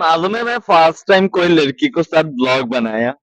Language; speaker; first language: Hindi; non-native, learner; Bangla